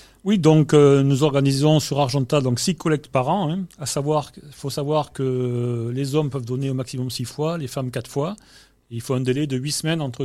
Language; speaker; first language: French; native; French